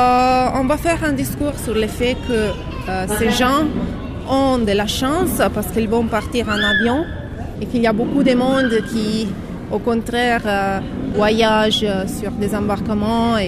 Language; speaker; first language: French; non-native, fluent; Italian